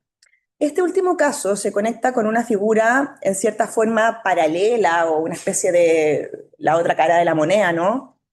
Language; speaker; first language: Spanish; native; Spanish